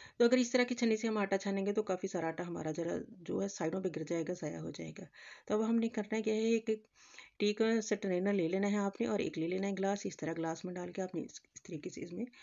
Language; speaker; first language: Hindi; native; Hindi